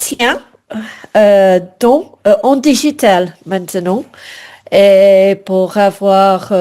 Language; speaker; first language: French; non-native, fluent; English